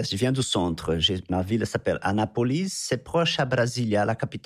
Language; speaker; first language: French; non-native, fluent; Portuguese